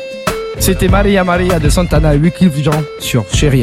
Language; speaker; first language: French; native; French